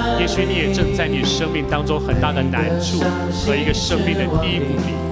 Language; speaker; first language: Chinese; native; Chinese